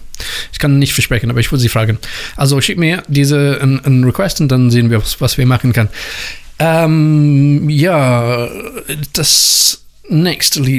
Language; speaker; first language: German; non-native, learner; English